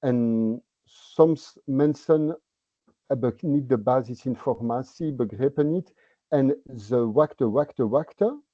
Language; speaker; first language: Dutch; non-native, local second language; French